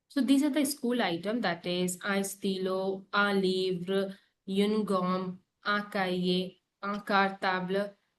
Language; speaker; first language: French; non-native, learner; Hindi